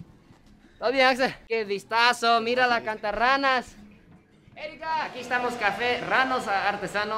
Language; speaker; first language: Spanish; non-native, fluent; Japanese